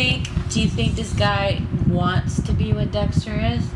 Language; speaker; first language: English; native; English